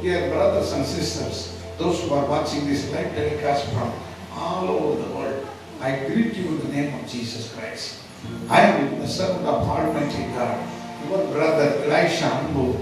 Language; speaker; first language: English; non-native, local second language; Tamil